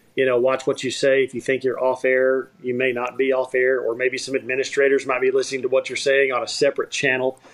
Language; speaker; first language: English; native; English